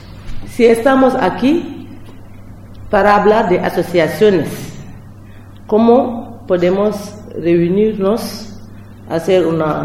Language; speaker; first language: Spanish; non-native, learner; French